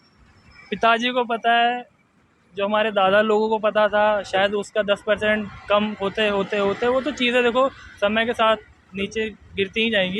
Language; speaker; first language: Hindi; native; Hindi